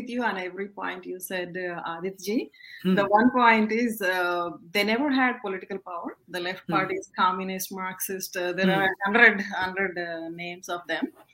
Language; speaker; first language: English; non-native, local second language; Telugu